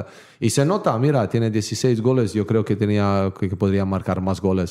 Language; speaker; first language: Spanish; non-native, learner; Bosnian